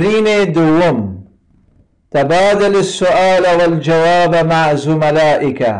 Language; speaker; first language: Arabic; non-native, fluent; Persian